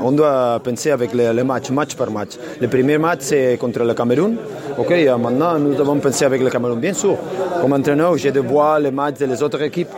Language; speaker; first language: French; non-native, learner; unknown